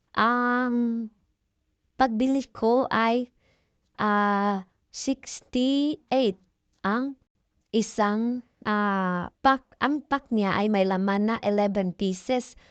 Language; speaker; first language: Filipino; non-native, local second language; Cebuano